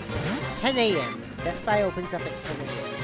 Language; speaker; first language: English; native; English